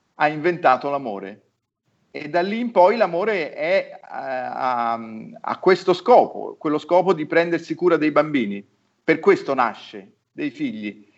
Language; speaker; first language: Italian; native; Italian